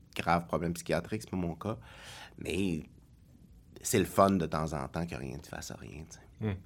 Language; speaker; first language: French; native; French